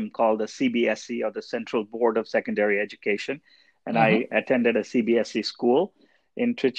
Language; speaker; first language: English; non-native, local second language; Tamil